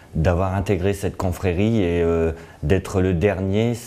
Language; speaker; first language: French; native; French